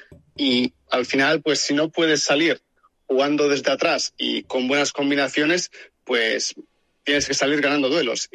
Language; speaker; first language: Spanish; native; Spanish